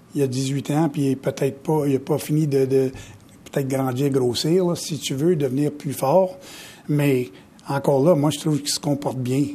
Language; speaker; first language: French; native; French